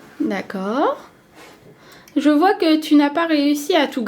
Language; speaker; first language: French; native; French